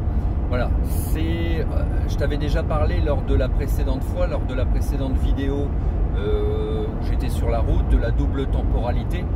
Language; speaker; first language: French; native; French